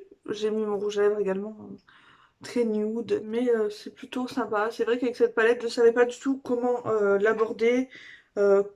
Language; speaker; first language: French; native; French